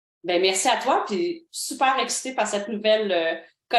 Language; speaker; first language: French; native; French